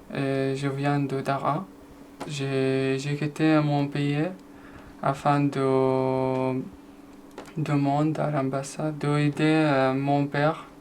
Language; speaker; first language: French; non-native, fluent; Arabic